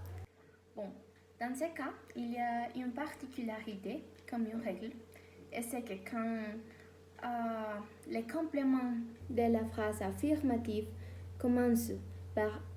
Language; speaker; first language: French; non-native, learner; Spanish